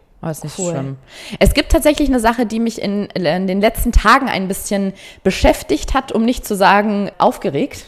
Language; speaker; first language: German; native; German